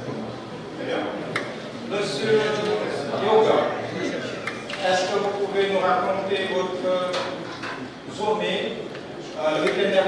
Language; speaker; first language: French; non-native, fluent; Indonesian